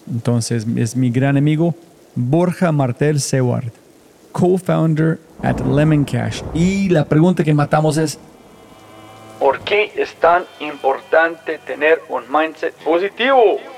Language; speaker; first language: Spanish; non-native, fluent; English